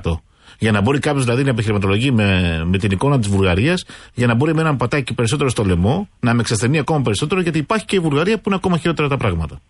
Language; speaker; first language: Greek; native; Greek